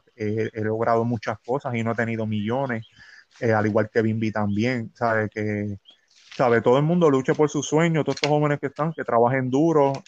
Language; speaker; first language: Spanish; native; Spanish